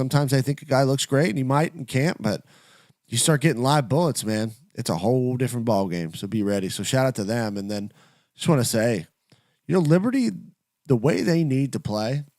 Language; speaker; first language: English; native; English